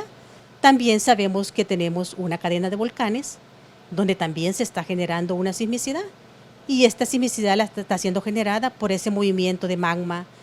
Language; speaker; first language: Spanish; native; Spanish